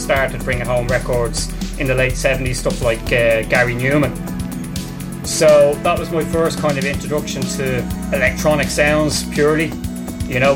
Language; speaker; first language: English; native; English